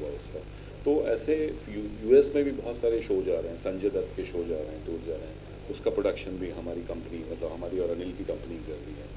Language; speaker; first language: Hindi; native; Hindi